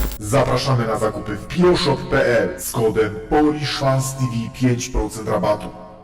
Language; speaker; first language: Polish; native; Polish